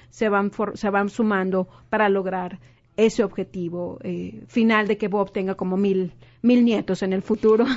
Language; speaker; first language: Spanish; native; Spanish